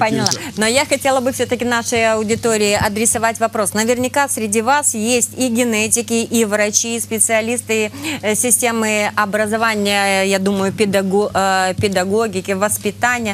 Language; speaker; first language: Russian; native; Russian